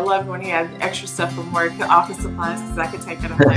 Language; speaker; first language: English; native; English